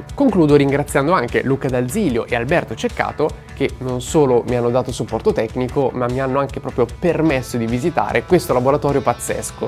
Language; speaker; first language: Italian; native; Italian